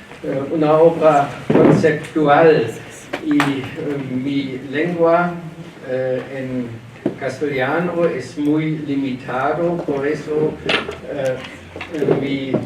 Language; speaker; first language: Spanish; non-native, learner; German